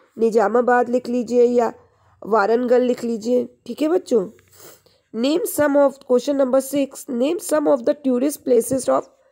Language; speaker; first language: Hindi; native; Hindi